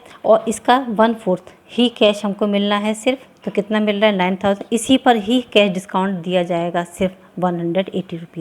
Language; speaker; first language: Hindi; native; Hindi